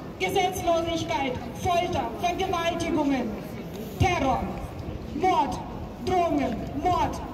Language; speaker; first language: German; non-native, fluent; Ukrainian